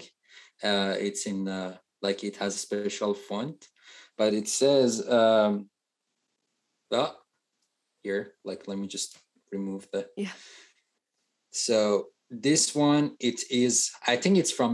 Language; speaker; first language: English; non-native, fluent; Persian